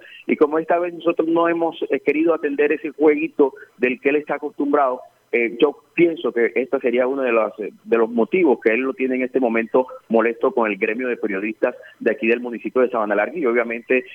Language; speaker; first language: Spanish; native; Spanish